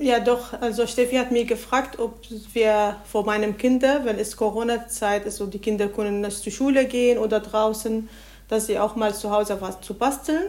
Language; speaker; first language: German; non-native, learner; Arabic